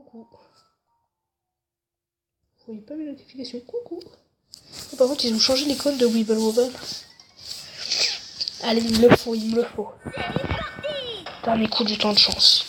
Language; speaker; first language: French; native; French